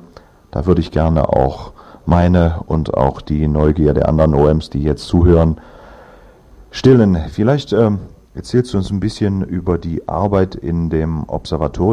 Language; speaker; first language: German; native; German